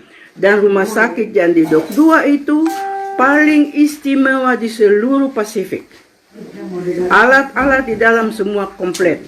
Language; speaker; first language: Indonesian; non-native, local second language; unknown